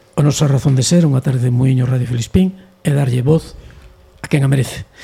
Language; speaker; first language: Galician; native; Galician